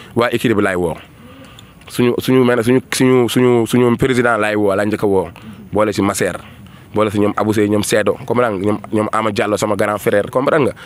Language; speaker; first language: Wolof; non-native, local second language; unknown